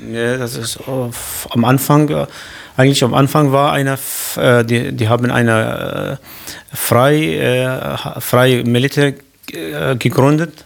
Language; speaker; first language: German; non-native, learner; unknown